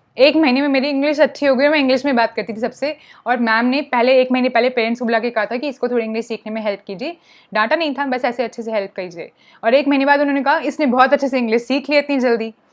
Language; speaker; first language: Hindi; non-native, local second language; Punjabi